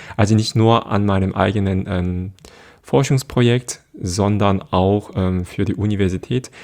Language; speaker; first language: German; non-native, fluent; Korean